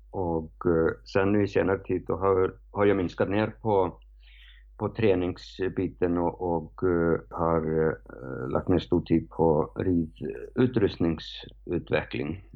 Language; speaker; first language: Swedish; non-native, fluent; Icelandic